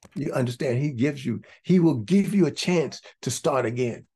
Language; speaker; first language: English; native; English